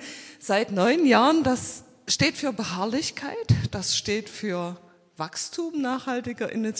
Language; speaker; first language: German; native; German